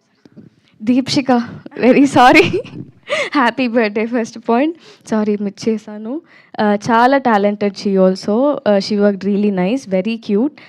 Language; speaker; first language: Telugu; non-native, learner; Tamil